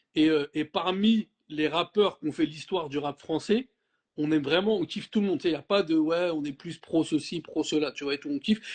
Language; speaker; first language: French; native; French